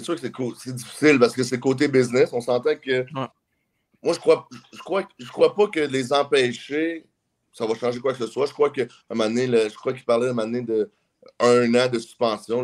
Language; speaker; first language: French; native; French